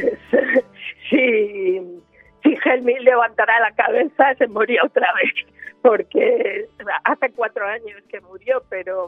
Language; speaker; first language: Spanish; native; Spanish